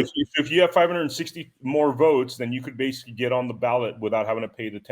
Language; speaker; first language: English; native; English